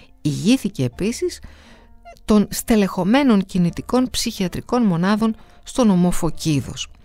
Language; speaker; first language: Greek; native; Greek